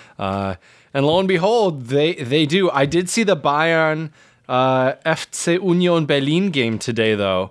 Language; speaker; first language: English; native; English